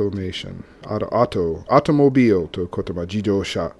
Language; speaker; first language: Japanese; non-native, learner; English